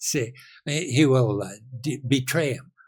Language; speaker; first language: Spanish; non-native, learner; English